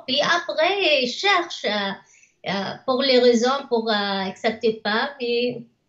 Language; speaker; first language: French; non-native, learner; Arabic